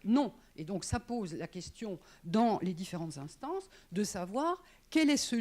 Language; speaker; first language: French; native; French